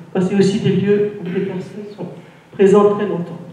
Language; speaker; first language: French; native; French